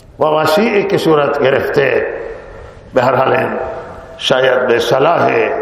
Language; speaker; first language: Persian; non-native, local second language; Baluchi